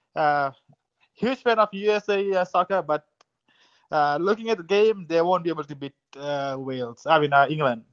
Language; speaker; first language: English; non-native, fluent; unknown